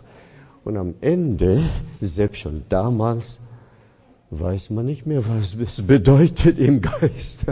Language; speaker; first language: German; non-native, fluent; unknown